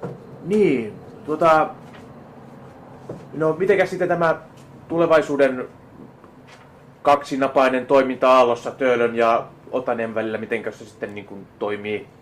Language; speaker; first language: Finnish; native; Finnish